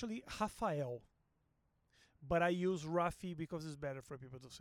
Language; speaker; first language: English; non-native, fluent; Portuguese